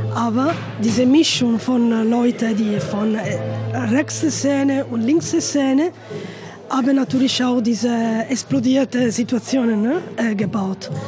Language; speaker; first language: German; non-native, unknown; Italian